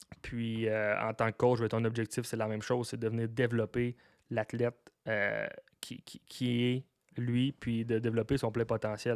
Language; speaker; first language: French; native; French